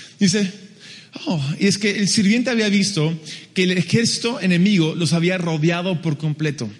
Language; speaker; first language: Spanish; early bilingual, other home language; English